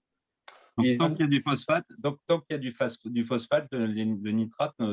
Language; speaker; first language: French; native; French